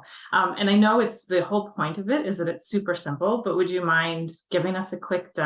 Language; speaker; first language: English; native; English